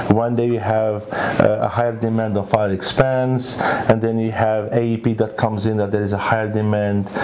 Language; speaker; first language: English; early bilingual, other home language; Arabic